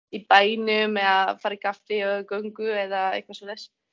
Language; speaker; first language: Icelandic; non-native, fluent; Czech